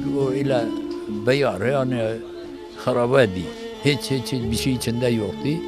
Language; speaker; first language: Turkish; non-native, local second language; Kurdish